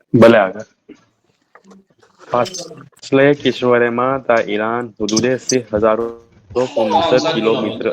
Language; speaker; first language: Persian; non-native, learner; Urdu